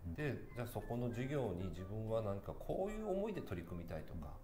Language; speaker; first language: Japanese; native; Japanese